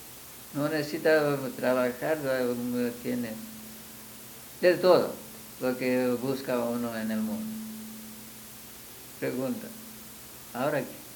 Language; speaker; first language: Spanish; non-native, fluent; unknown